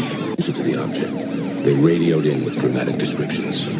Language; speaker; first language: English; native; English